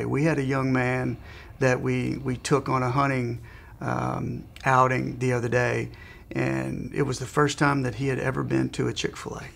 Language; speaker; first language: English; native; English